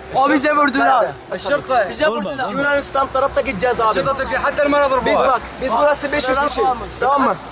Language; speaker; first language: Turkish; non-native, fluent; Arabic